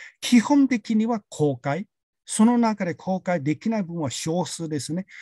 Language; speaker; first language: Japanese; non-native, fluent; Chinese